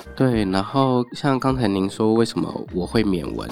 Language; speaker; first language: Chinese; early bilingual, other home language; Burmese